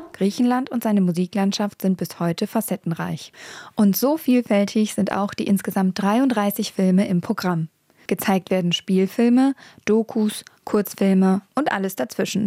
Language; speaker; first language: German; native; German